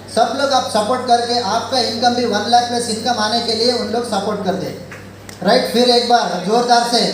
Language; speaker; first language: Hindi; non-native, local second language; Telugu